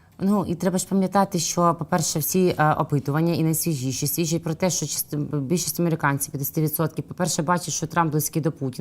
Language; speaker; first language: Ukrainian; native; Ukrainian